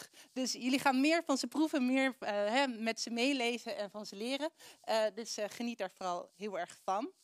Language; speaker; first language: Dutch; native; Dutch